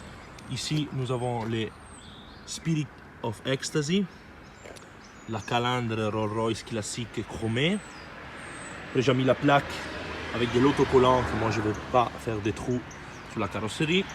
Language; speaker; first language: French; non-native, learner; Italian